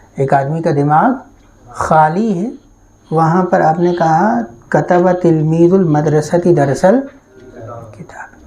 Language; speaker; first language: Urdu; native; Urdu